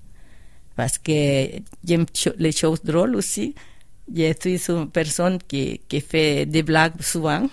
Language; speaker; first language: French; non-native, fluent; Spanish